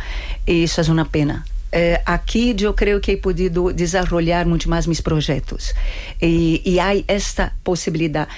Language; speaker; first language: Spanish; non-native, fluent; Portuguese